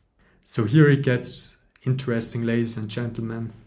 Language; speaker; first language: English; non-native, fluent; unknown